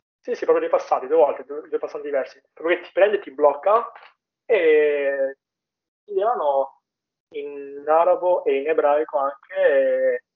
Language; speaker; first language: Italian; native; Italian